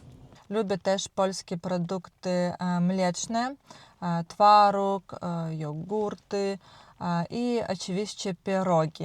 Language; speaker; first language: Polish; non-native, learner; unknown